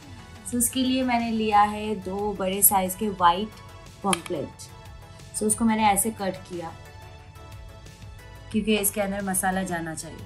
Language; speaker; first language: Hindi; non-native, local second language; Bangla